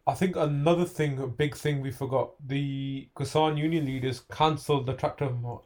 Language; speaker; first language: English; early bilingual, other home language; Punjabi